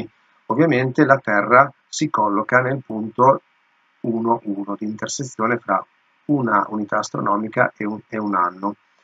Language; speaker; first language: Italian; native; Italian